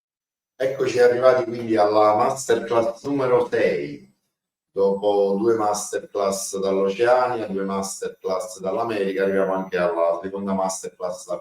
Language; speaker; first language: Italian; native; Italian